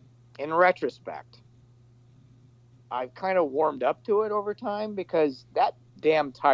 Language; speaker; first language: English; native; English